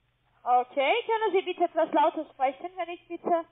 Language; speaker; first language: German; non-native, learner; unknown